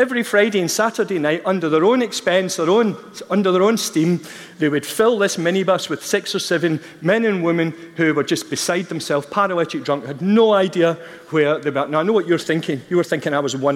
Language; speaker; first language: English; native; English